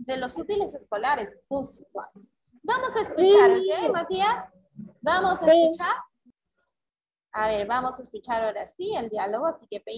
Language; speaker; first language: Spanish; native; Spanish